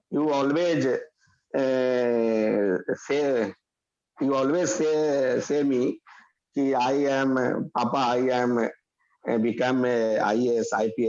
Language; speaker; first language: English; non-native, learner; Hindi